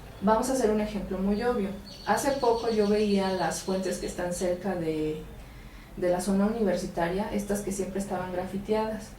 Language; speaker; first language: Spanish; native; Spanish